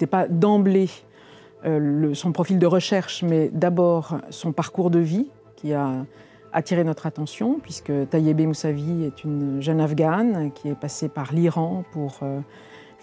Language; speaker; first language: French; native; French